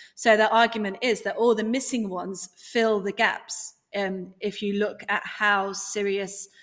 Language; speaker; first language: English; native; English